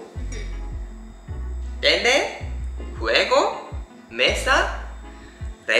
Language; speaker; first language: Spanish; non-native, learner; Japanese